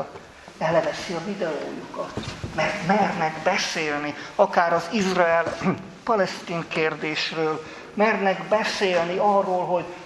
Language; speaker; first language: Hungarian; native; Hungarian